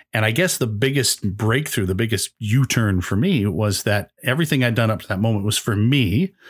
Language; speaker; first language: English; native; English